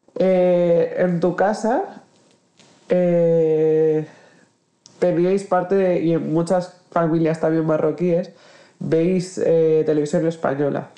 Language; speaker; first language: Spanish; native; Spanish